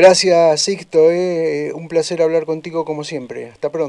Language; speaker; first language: Spanish; native; Spanish